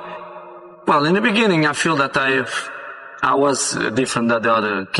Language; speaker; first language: English; non-native, fluent; Portuguese